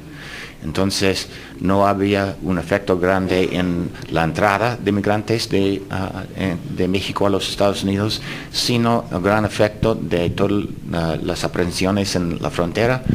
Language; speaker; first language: Spanish; non-native, fluent; English